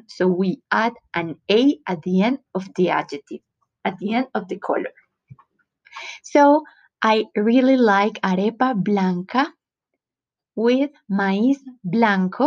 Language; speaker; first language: English; non-native, fluent; Spanish